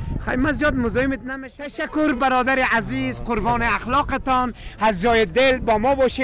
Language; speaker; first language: Persian; native; Persian